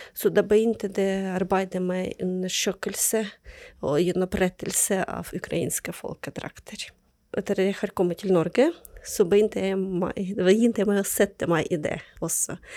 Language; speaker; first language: Norwegian; non-native, fluent; Ukrainian